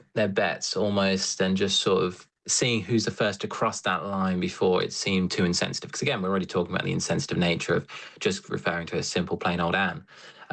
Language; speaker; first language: English; native; English